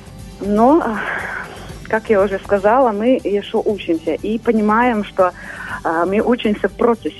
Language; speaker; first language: Russian; non-native, local second language; Latvian